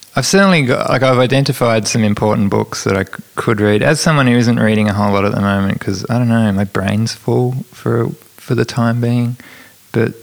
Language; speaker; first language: English; native; English